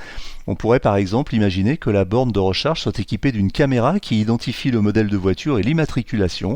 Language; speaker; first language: French; native; French